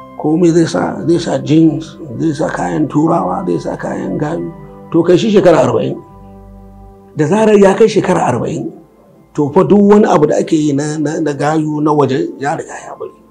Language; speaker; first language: Hausa; native; Hausa